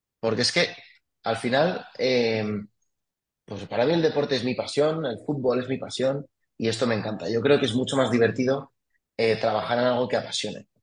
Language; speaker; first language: Spanish; early bilingual, other home language; French